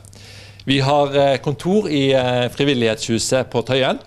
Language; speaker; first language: Norwegian; native; Norwegian